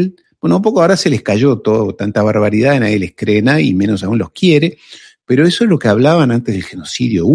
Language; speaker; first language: Spanish; native; Spanish